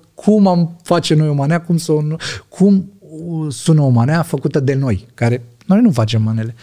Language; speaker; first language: Romanian; native; Romanian